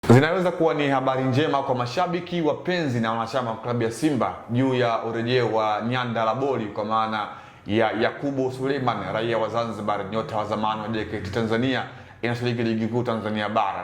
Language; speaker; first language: Swahili; native; Swahili